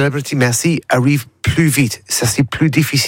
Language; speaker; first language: French; non-native, learner; English